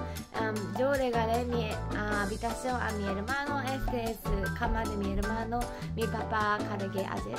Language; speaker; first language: Spanish; non-native, learner; Japanese